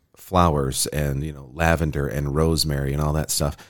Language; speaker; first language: English; native; English